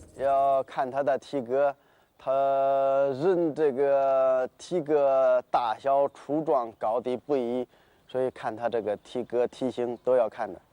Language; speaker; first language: Chinese; native; Chinese